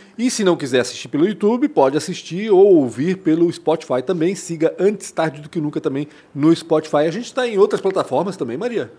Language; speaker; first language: Portuguese; native; Portuguese